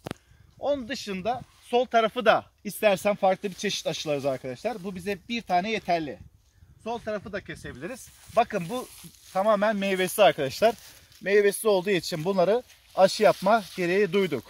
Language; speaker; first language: Turkish; native; Turkish